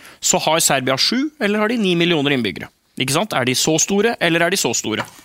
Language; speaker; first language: Norwegian; native; Norwegian